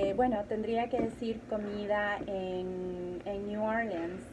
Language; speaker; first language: Spanish; native; Spanish